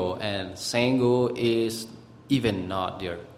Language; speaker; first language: English; non-native, fluent; Burmese